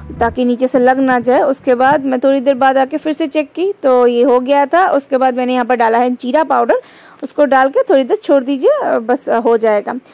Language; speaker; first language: Hindi; non-native, local second language; Bangla